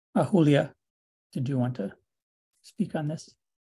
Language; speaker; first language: English; native; English